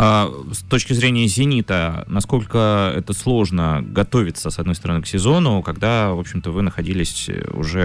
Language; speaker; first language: Russian; native; Russian